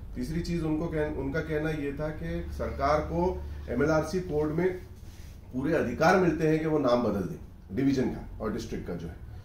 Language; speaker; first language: Hindi; non-native, local second language; Urdu